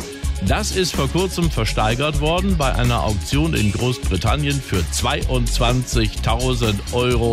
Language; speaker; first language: German; native; German